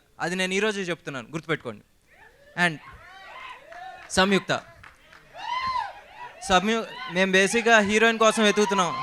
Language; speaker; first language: Telugu; native; Telugu